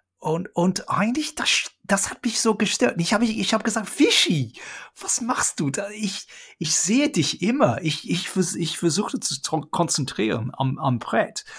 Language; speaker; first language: German; non-native, fluent; English